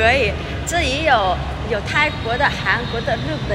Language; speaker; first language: Chinese; non-native, fluent; Vietnamese